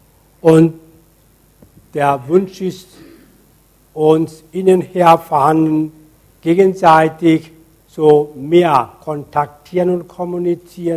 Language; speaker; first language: German; non-native, fluent; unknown